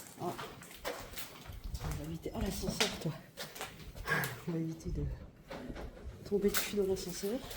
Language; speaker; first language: French; native; French